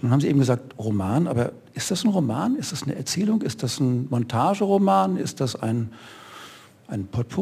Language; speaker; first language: German; native; German